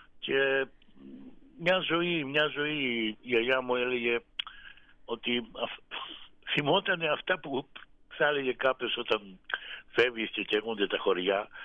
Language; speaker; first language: Greek; native; Greek